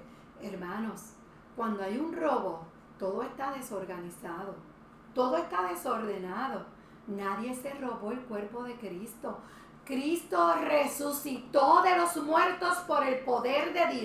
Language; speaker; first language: Spanish; native; Spanish